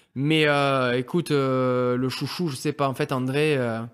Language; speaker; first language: French; native; French